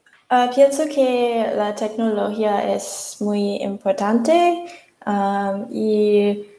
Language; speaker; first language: Spanish; non-native, learner; English